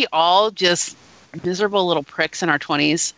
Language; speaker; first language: English; native; English